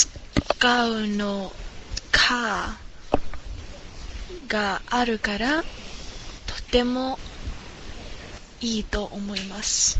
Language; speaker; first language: Japanese; non-native, learner; English